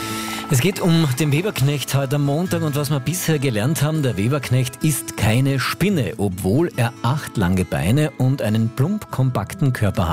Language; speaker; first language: German; native; German